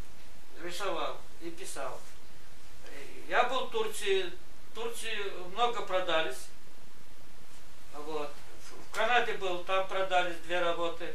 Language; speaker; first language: Russian; non-native, local second language; Gagauz